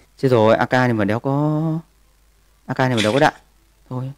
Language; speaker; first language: Vietnamese; native; Vietnamese